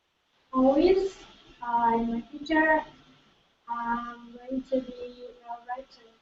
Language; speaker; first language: English; non-native, learner; Indonesian